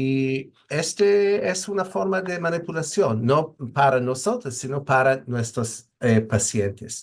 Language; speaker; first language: Spanish; non-native, fluent; English